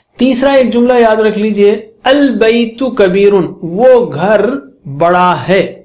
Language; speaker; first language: Urdu; native; Urdu